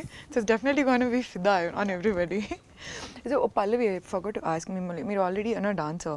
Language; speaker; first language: Telugu; native; Telugu